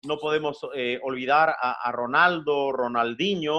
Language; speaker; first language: Portuguese; non-native, learner; Spanish